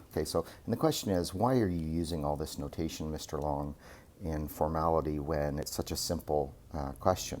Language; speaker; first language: English; native; English